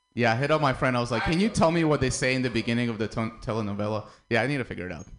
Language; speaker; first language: English; early bilingual, other home language; Russian